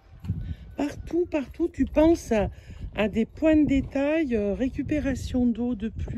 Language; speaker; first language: French; native; French